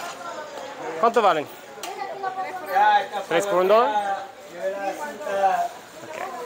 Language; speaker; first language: Spanish; non-native, learner; English